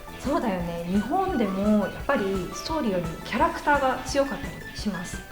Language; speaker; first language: Japanese; native; Japanese